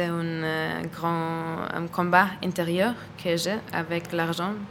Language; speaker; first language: French; non-native, learner; German